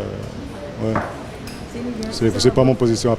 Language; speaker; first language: French; non-native, fluent; English